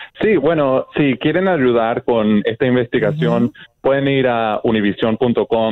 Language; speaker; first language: Spanish; non-native, fluent; English